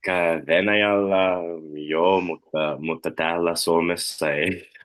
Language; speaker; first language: Finnish; non-native, learner; Russian